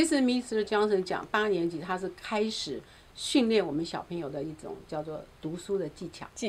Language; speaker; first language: Chinese; native; Chinese